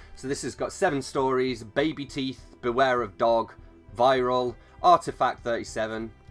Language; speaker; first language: English; native; English